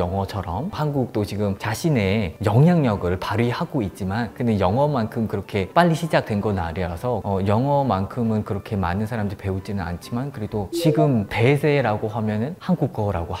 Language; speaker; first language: Korean; non-native, fluent; Khmer